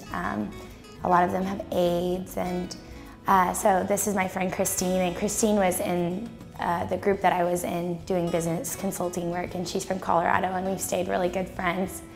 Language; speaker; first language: English; native; English